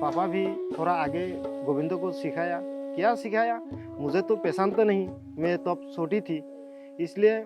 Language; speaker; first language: Hindi; non-native, local second language; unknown